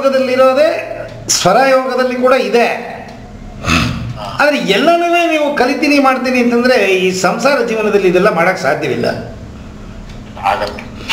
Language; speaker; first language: Kannada; native; Kannada